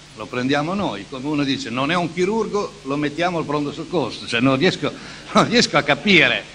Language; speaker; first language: Italian; native; Italian